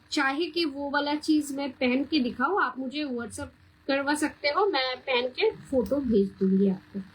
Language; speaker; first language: Hindi; non-native, local second language; Bangla